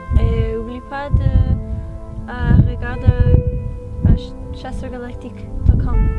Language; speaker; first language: French; non-native, learner; English